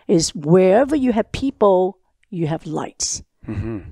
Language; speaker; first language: English; non-native, local second language; Cantonese